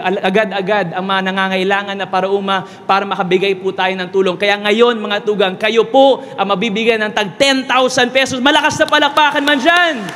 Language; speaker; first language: Filipino; non-native, local second language; Bikol